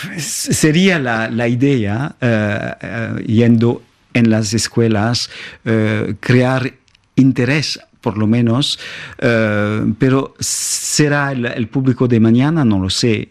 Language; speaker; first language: Spanish; non-native, fluent; French